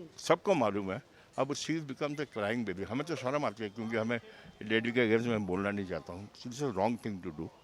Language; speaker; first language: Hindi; non-native, local second language; Bangla